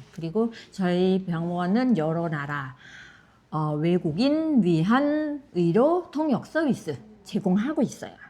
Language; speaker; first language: Korean; non-native, fluent; Thai